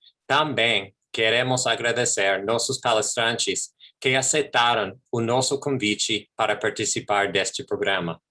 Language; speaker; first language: Portuguese; non-native, fluent; English